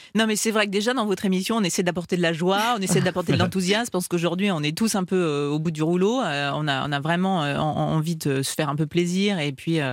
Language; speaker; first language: French; native; French